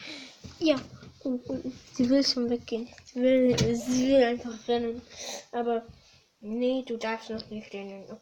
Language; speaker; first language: German; early bilingual, other home language; Hungarian